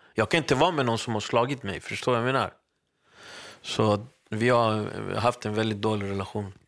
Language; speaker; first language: Swedish; early bilingual, other home language; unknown